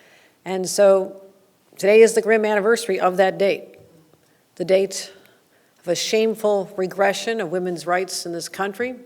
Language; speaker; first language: English; native; English